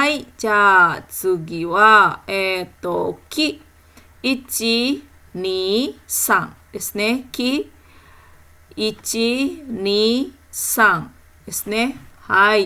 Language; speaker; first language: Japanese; non-native, fluent; Indonesian